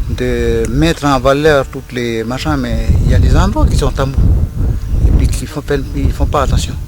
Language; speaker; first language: French; non-native, local second language; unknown